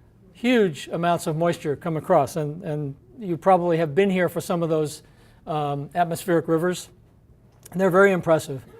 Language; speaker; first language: English; native; English